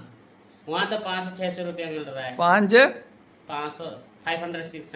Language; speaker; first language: Hindi; non-native, local second language; Odia